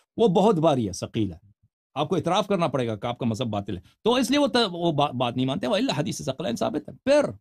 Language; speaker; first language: Urdu; non-native, fluent; Persian